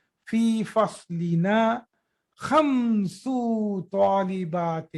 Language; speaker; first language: Arabic; non-native, fluent; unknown